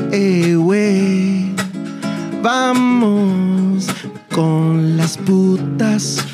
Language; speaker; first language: Spanish; early bilingual, heritage; Spanish